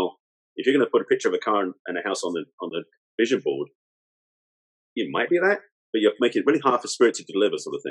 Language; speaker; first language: English; native; English